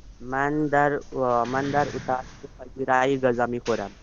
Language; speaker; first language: Persian; non-native, learner; Urdu